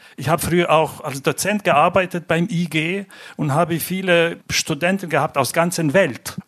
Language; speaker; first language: German; non-native, fluent; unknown